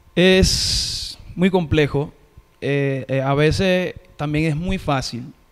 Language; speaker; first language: Spanish; native; Spanish